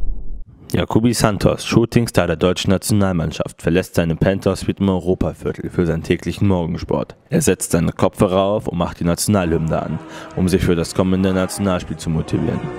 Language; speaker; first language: German; native; German